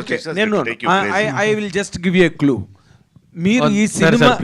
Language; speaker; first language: Telugu; native; Telugu